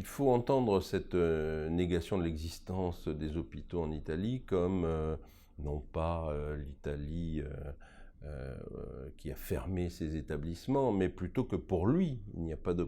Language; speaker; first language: French; native; French